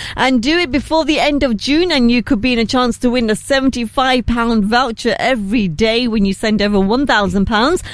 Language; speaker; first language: English; early bilingual, other home language; Hindi